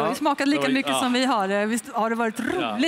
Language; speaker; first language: Swedish; native; Swedish